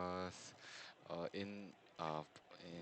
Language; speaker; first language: English; non-native, learner; Korean